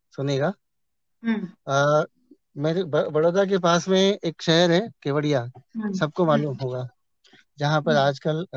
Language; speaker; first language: Hindi; native; Hindi